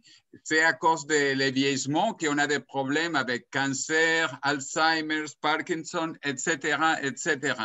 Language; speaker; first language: French; non-native, fluent; Spanish